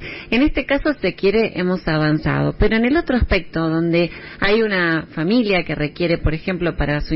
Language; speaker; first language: Spanish; native; Spanish